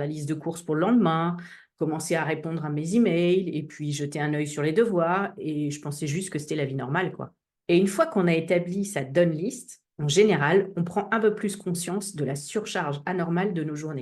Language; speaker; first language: French; native; French